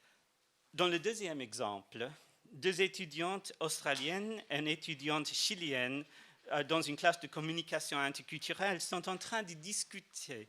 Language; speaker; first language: French; non-native, fluent; English